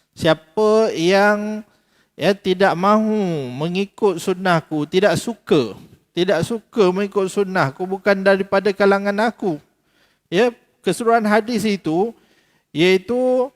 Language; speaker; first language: Malay; native; Malay